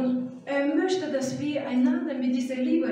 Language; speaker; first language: German; non-native, fluent; Russian